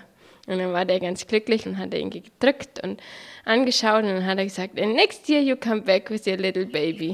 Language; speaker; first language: German; native; German